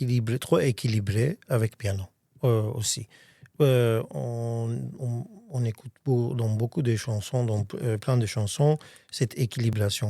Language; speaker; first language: French; non-native, fluent; Armenian